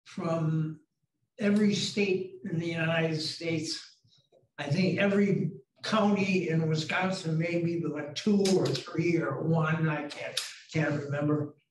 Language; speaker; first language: English; native; English